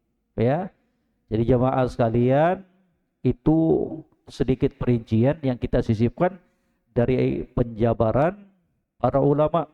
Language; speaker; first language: Indonesian; native; Indonesian